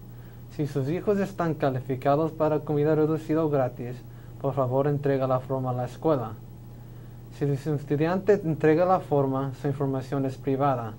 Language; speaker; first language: Spanish; non-native, learner; English